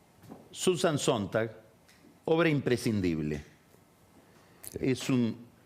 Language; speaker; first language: Spanish; native; Spanish